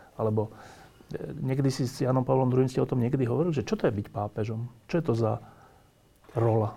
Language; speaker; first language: Slovak; native; Slovak